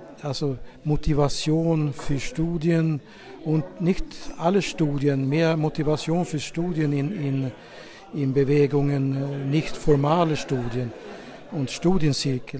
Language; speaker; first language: German; non-native, fluent; Swedish